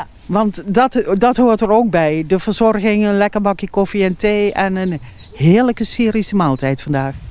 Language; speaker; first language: Dutch; native; Dutch